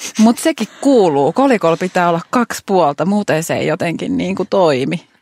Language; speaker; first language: Finnish; native; Finnish